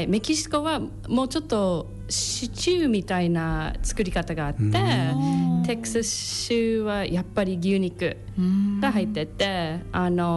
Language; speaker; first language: Japanese; non-native, learner; English